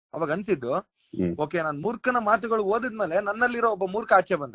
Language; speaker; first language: Kannada; native; Kannada